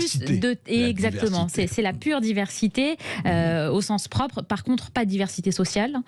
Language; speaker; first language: French; native; French